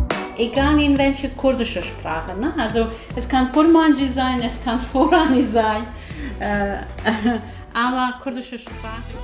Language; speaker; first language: German; non-native, fluent; Kurdish